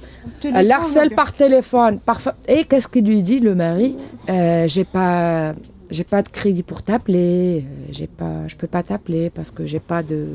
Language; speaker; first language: French; non-native, local second language; Arabic